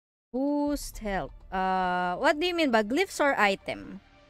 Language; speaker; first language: English; non-native, local second language; Filipino